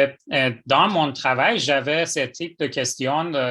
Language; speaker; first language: French; non-native, fluent; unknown